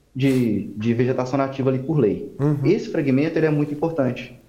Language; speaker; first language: Portuguese; native; Portuguese